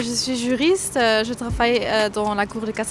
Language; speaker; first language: French; non-native, local second language; Dutch